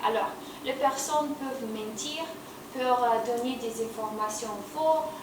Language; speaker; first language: French; non-native, learner; Romanian